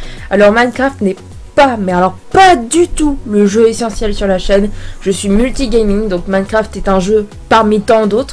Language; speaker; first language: French; native; French